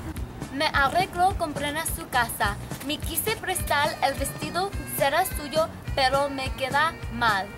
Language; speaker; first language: Spanish; non-native, learner; English